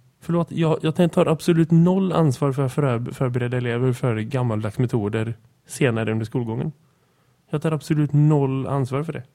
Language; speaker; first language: Swedish; native; Swedish